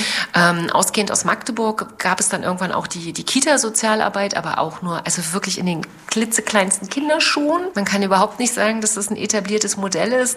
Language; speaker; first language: German; native; German